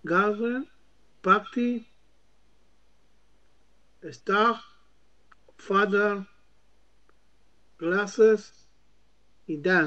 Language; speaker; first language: English; non-native, learner; Spanish